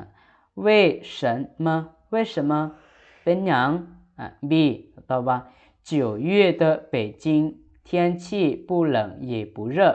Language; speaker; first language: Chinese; non-native, fluent; Lao